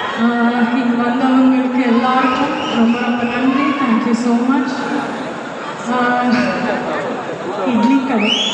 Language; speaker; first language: Tamil; non-native, local second language; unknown